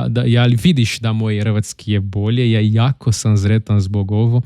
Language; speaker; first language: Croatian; non-native, learner; Portuguese